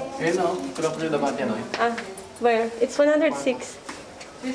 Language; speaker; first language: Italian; non-native, learner; Filipino